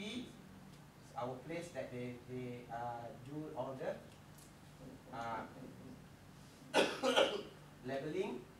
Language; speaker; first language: English; non-native, local second language; Malay